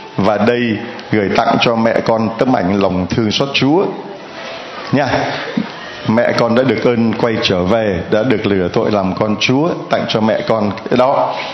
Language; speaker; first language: Vietnamese; native; Vietnamese